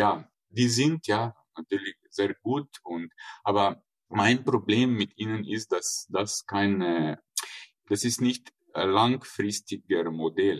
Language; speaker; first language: German; non-native, fluent; Slovenian